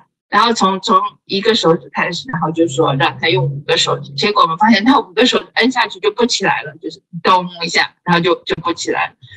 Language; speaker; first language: Chinese; native; Chinese